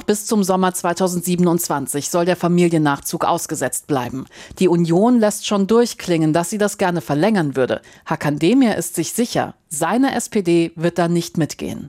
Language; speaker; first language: German; native; German